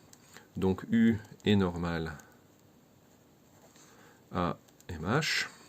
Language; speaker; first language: French; native; French